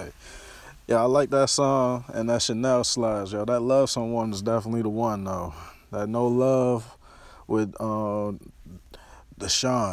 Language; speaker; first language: English; native; English